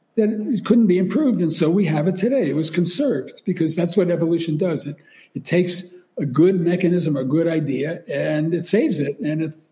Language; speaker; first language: English; native; English